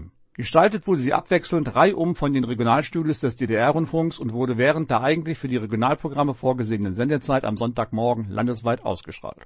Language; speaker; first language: German; native; German